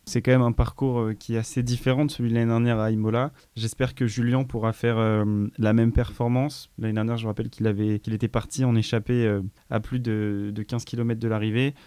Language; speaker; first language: French; native; French